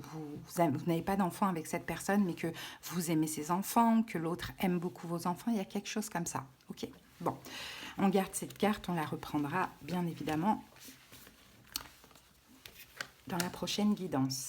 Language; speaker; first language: French; native; French